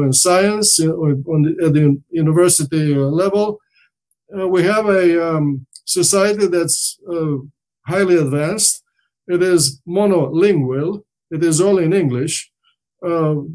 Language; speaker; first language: English; non-native, fluent; Romanian